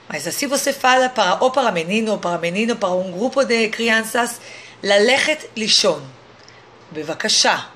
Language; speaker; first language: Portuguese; non-native, fluent; Hebrew